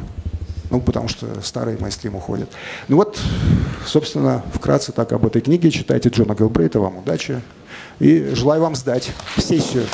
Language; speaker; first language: Russian; native; Russian